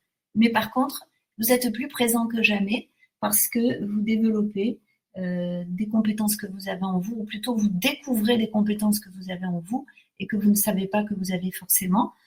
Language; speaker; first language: French; native; French